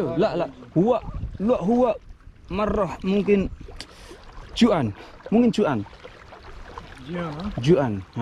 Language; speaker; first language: Arabic; non-native, learner; Indonesian